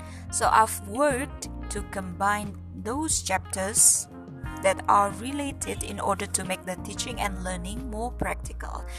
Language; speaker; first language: English; non-native, fluent; Indonesian